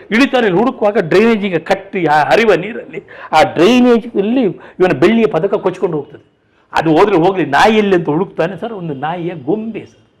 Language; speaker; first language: Kannada; non-native, local second language; Tulu